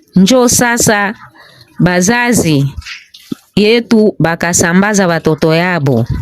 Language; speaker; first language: Swahili; non-native, local second language; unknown